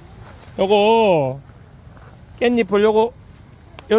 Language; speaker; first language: Korean; native; Korean